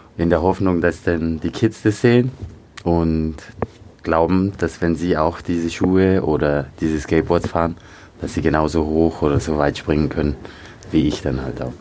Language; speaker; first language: German; early bilingual, other home language; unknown